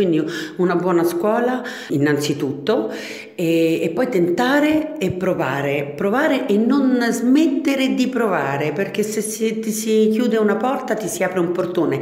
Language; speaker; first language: Italian; native; Italian